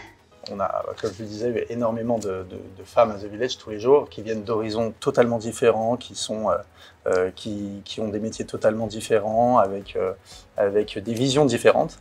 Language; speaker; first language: French; native; French